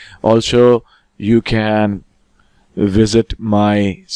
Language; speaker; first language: English; non-native, local second language; Hindi